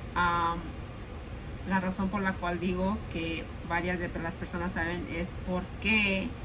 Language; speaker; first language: Spanish; early bilingual, heritage; Spanish